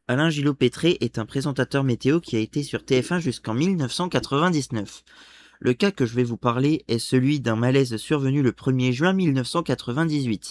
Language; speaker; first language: French; native; French